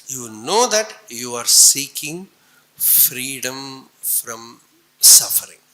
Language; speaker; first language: English; non-native, local second language; Tamil